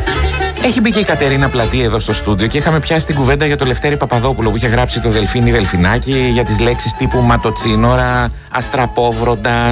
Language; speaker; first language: Greek; native; Greek